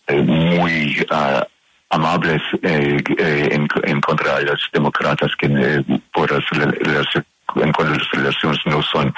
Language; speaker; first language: Spanish; non-native, learner; English